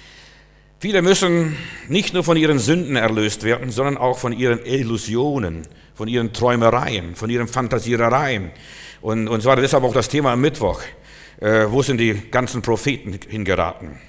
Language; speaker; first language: German; native; German